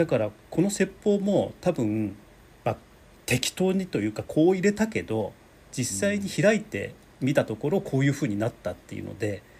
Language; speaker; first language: Japanese; native; Japanese